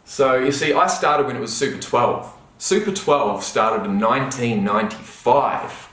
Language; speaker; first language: English; native; English